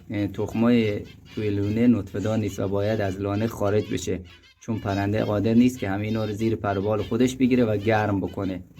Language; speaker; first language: Persian; native; Persian